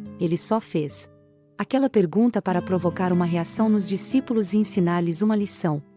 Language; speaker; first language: Portuguese; native; Portuguese